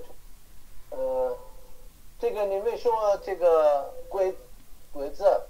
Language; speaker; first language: Chinese; non-native, learner; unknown